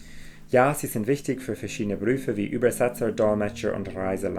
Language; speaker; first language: German; non-native, fluent; English